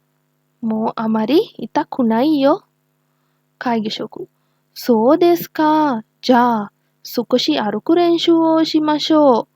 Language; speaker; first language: Japanese; non-native, learner; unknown